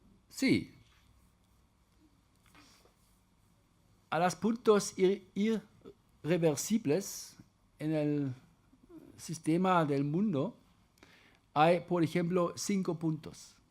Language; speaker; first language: Spanish; non-native, fluent; German